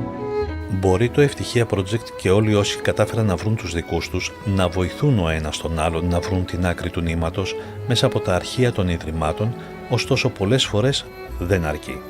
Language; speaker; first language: Greek; native; Greek